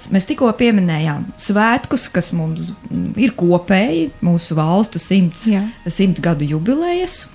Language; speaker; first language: Latvian; native; Latvian